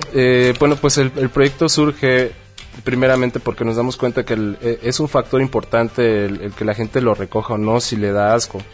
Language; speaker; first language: Spanish; native; Spanish